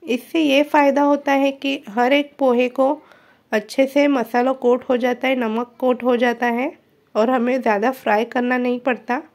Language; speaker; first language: Hindi; non-native, local second language; Marathi